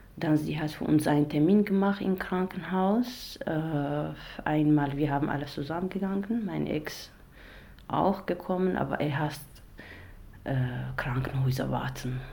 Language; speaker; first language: German; non-native, learner; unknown